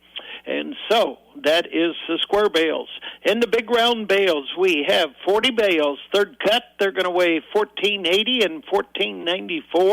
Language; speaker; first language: English; native; English